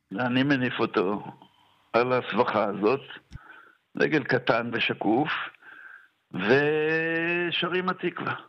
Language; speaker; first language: Hebrew; native; Hebrew